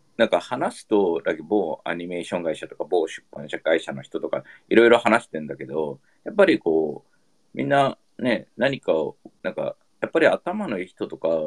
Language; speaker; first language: Japanese; early bilingual, heritage; Japanese